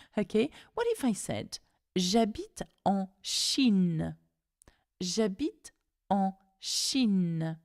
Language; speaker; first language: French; non-native, fluent; English